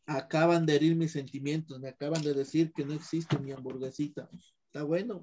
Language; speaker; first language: Spanish; native; Spanish